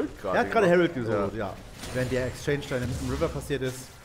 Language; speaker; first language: German; native; German